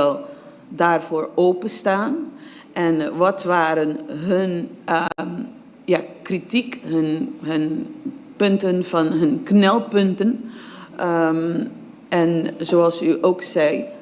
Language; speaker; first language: Dutch; non-native, local second language; Papiamento